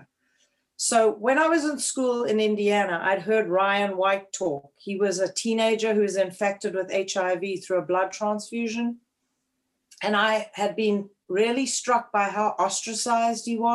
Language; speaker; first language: English; native; English